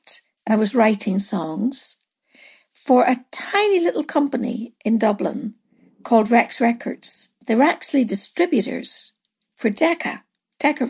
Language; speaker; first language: English; native; English